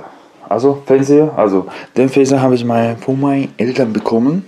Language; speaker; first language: German; non-native, learner; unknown